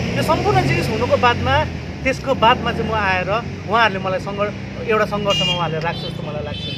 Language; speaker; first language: Nepali; native; Nepali